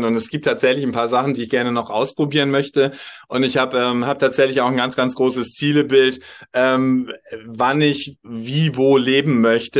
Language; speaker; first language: German; native; German